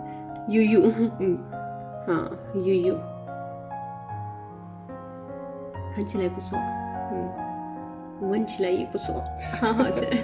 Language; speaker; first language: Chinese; non-native, fluent; Urdu